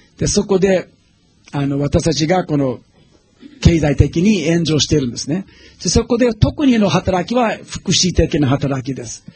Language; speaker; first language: Japanese; non-native, fluent; English